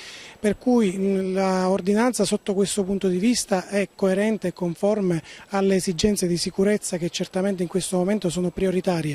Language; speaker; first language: Italian; native; Italian